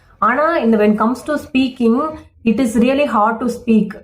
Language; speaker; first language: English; non-native, learner; Tamil